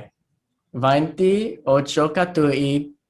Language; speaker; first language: Cebuano; non-native, learner; English